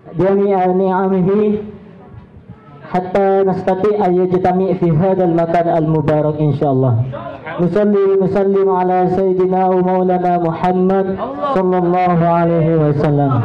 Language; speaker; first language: Arabic; non-native, learner; Indonesian